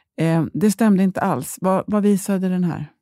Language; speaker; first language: Swedish; native; Swedish